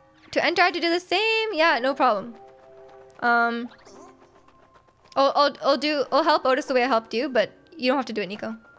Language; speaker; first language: English; native; English